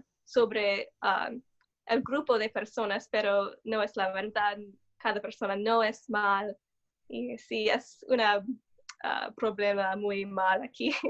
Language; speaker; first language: Spanish; non-native, learner; English